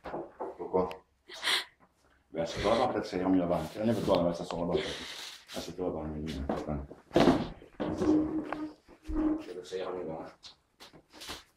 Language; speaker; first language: French; native; French